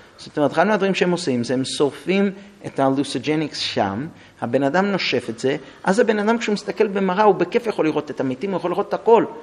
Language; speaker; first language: Hebrew; non-native, fluent; English